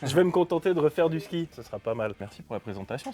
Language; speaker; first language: French; native; French